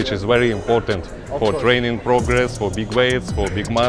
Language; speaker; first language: English; non-native, learner; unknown